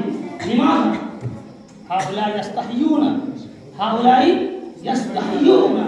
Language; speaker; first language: Arabic; non-native, fluent; Urdu